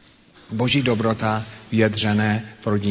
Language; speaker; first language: Czech; non-native, fluent; English